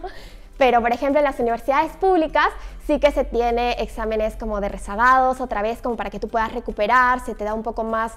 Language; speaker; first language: Spanish; native; Spanish